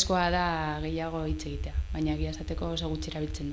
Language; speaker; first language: Basque; non-native, local second language; Spanish